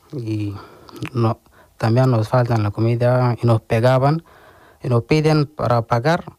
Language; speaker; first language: Spanish; non-native, learner; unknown